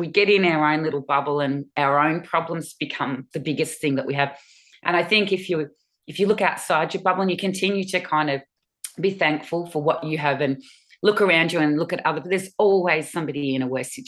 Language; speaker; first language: English; native; English